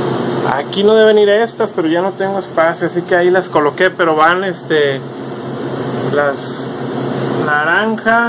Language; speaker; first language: Spanish; native; Spanish